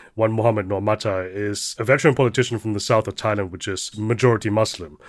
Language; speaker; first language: English; early bilingual, heritage; German